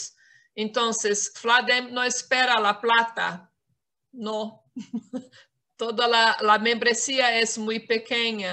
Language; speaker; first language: Spanish; non-native, fluent; Portuguese